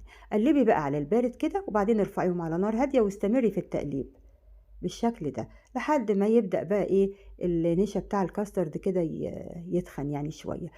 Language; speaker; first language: Arabic; native; Arabic